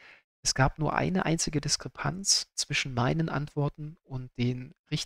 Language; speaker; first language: German; native; German